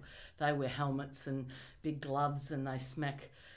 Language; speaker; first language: English; native; English